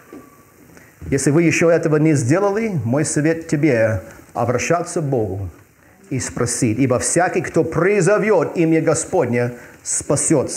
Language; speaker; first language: Russian; non-native, fluent; English